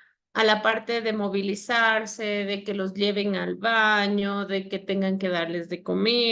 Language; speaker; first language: Spanish; native; Spanish